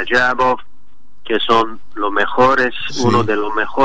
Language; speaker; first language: Spanish; non-native, learner; Azerbaijani